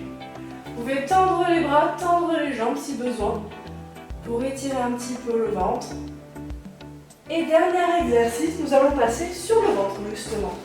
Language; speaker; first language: French; native; French